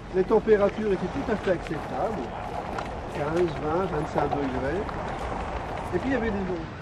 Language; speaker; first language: French; native; French